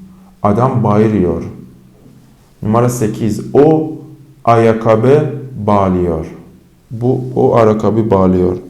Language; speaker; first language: Turkish; non-native, fluent; Persian